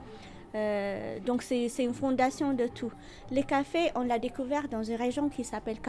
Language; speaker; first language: French; non-native, fluent; Amharic